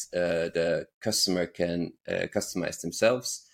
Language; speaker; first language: English; non-native, fluent; Dutch